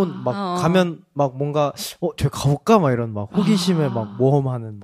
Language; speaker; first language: Korean; native; Korean